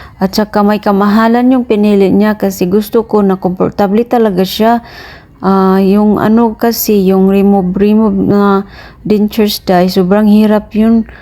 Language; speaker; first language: Filipino; non-native, local second language; Cebuano